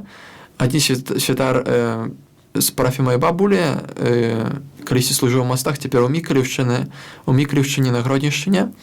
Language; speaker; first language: Belarusian; non-native, local second language; Russian